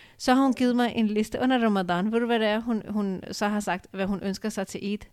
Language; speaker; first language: Danish; early bilingual, other home language; Urdu